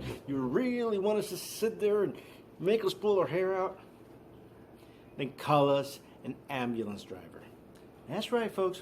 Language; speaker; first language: English; native; English